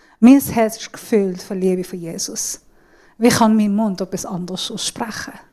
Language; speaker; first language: German; non-native, fluent; Persian